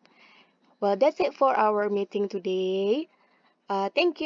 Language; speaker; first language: English; non-native, fluent; Indonesian